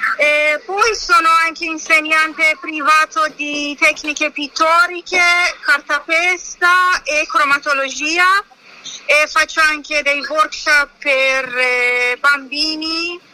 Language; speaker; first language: Italian; non-native, fluent; Persian